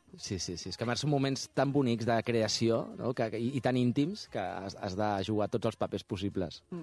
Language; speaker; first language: Catalan; native; Catalan